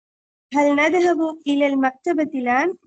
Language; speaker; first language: Arabic; non-native, learner; Tamil